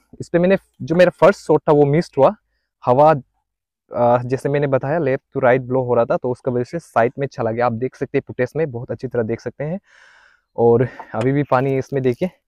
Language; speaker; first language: Hindi; non-native, local second language; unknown